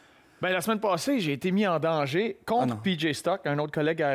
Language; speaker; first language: French; native; French